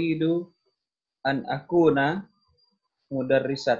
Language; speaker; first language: Arabic; non-native, fluent; Indonesian